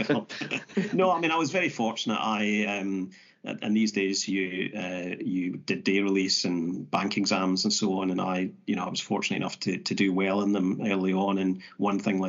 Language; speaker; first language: English; native; English